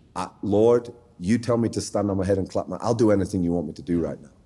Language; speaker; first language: English; native; English